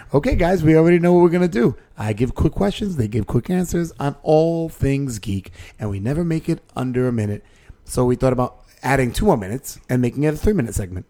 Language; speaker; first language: English; native; English